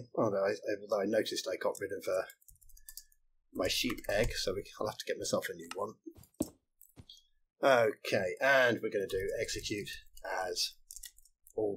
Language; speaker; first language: English; native; English